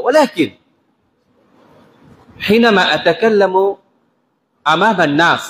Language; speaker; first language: Arabic; non-native, fluent; Bangla